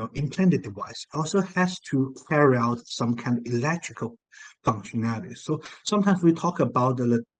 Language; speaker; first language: English; non-native, fluent; Chinese